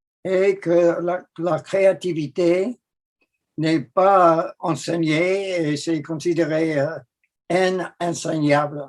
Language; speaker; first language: French; non-native, fluent; English